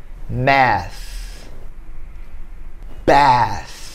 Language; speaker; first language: English; non-native, fluent; Portuguese